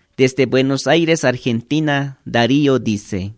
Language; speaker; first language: Spanish; native; Spanish